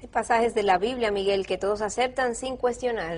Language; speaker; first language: Spanish; native; Spanish